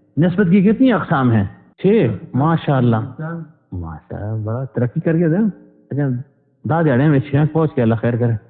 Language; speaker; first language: Urdu; non-native, local second language; Pashto